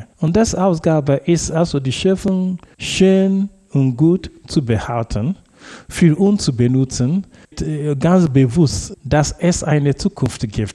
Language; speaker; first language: German; non-native, fluent; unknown